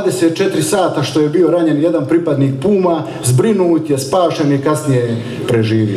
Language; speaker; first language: Croatian; native; Croatian